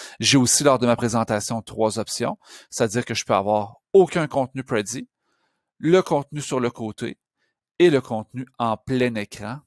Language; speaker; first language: French; native; French